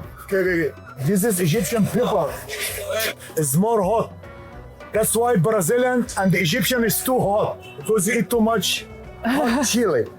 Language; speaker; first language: English; non-native, learner; Arabic